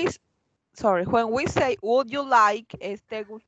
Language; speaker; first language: English; non-native, learner; Spanish